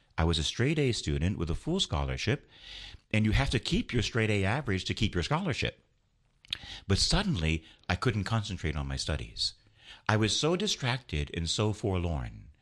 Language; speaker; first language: English; native; English